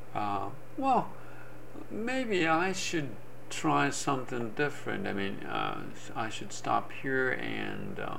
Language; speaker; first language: English; non-native, fluent; Japanese